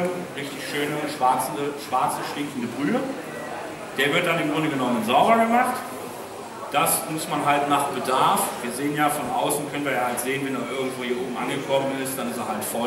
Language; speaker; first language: German; native; German